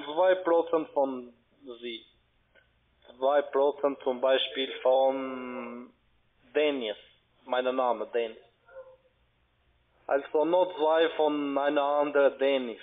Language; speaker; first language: German; non-native, learner; Albanian